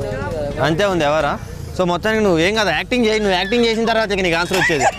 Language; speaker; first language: Telugu; native; Telugu